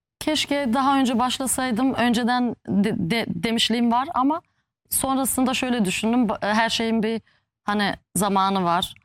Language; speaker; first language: Turkish; early bilingual, heritage; Turkish